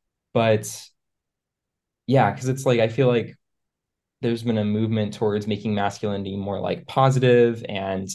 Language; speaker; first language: English; native; English